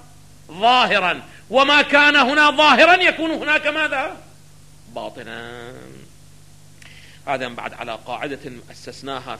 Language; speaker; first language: Arabic; native; Arabic